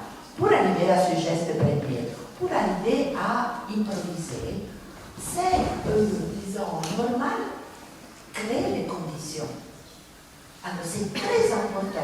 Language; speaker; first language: French; non-native, fluent; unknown